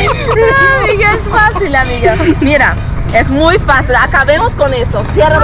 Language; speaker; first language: Spanish; non-native, fluent; Portuguese